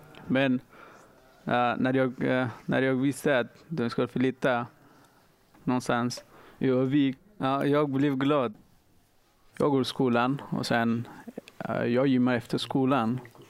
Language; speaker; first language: Swedish; non-native, fluent; Persian